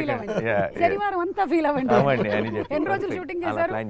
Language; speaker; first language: Telugu; native; Telugu